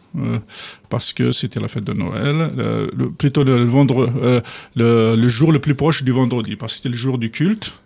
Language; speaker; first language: French; non-native, local second language; Kabyle